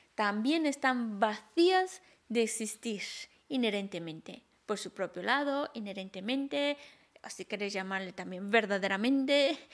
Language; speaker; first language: Spanish; native; Spanish